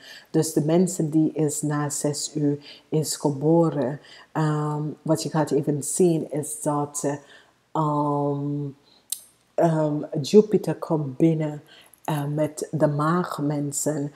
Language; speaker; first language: Dutch; non-native, fluent; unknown